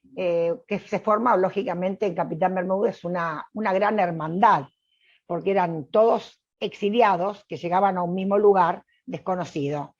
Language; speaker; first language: Spanish; early bilingual, other home language; Italian